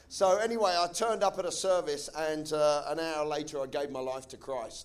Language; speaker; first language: English; native; English